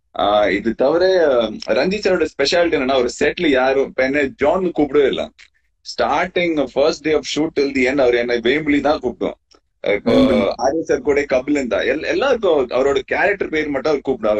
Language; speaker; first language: Tamil; non-native, fluent; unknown